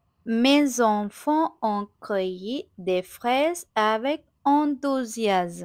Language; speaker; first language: French; non-native, fluent; Tamil